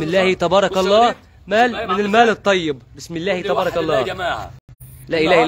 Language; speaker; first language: Arabic; native; Arabic